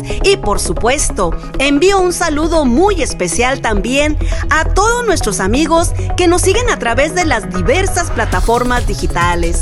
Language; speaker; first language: Spanish; native; Spanish